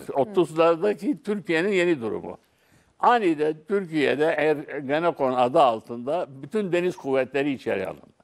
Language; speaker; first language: Turkish; non-native, local second language; Arabic